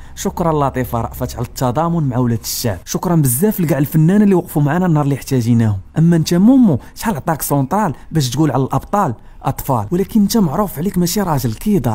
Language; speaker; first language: Arabic; native; Arabic